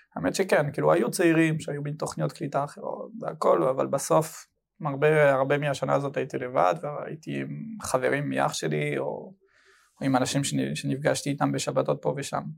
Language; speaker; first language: Hebrew; non-native, fluent; French